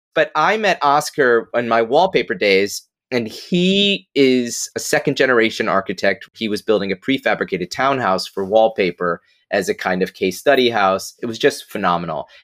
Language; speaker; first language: English; native; English